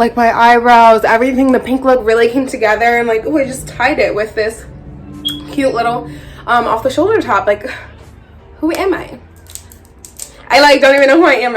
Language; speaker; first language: English; native; English